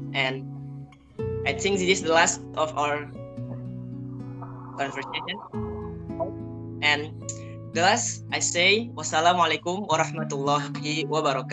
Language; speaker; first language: English; non-native, fluent; Indonesian